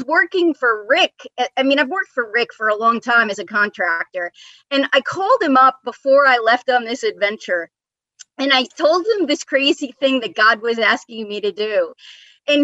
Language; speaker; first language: English; native; English